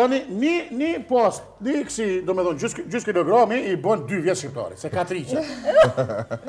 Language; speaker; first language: Albanian; native; Albanian